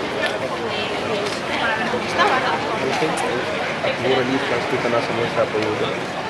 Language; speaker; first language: Swedish; non-native, fluent; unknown